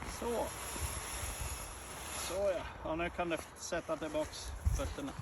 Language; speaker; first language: Swedish; native; Swedish